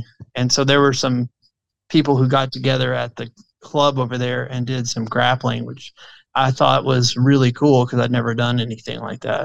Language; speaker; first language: English; native; English